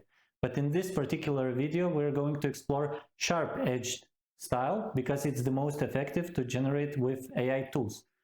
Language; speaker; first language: English; non-native, fluent; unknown